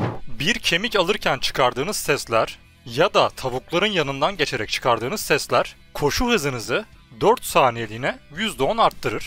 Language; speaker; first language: Turkish; native; Turkish